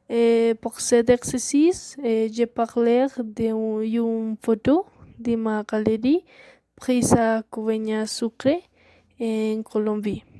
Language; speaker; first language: French; non-native, learner; Spanish